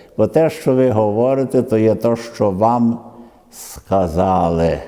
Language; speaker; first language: Ukrainian; early bilingual, other home language; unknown